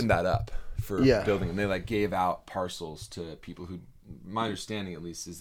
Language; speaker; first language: English; native; English